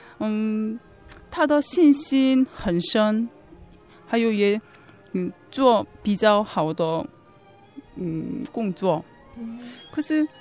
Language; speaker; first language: Chinese; non-native, fluent; Korean